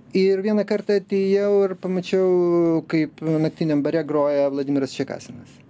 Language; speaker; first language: Lithuanian; non-native, local second language; Russian